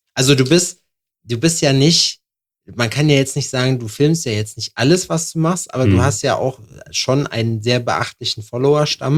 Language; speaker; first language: German; native; German